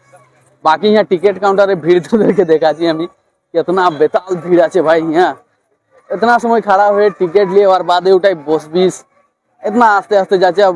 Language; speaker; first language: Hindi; non-native, local second language; Bangla